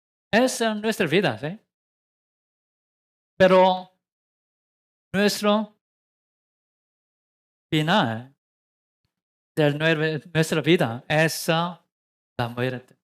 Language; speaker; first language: Spanish; non-native, learner; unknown